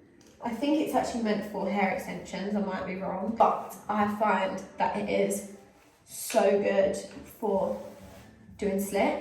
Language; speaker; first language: English; native; English